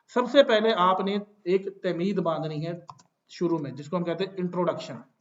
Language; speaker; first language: Urdu; non-native, local second language; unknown